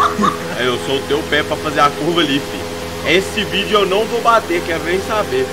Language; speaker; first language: Portuguese; native; Portuguese